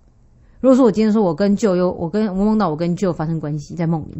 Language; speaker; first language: Chinese; native; Chinese